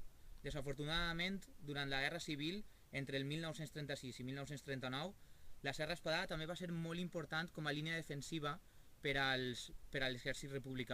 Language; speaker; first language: Catalan; native; Catalan